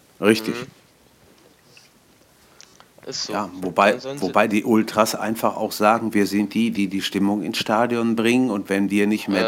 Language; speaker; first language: German; native; German